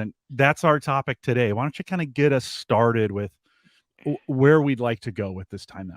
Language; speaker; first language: English; native; English